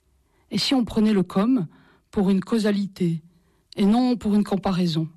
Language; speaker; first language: French; native; French